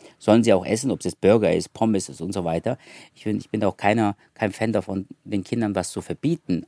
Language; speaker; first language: German; early bilingual, other home language; Turkish